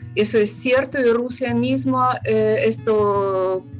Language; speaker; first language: Spanish; non-native, fluent; Ukrainian